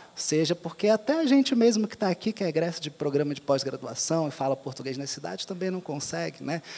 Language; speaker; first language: Portuguese; native; Portuguese